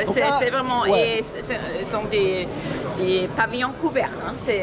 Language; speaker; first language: French; non-native, fluent; German